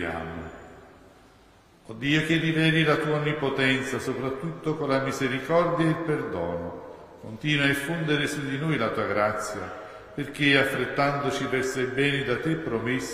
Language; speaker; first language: Italian; native; Italian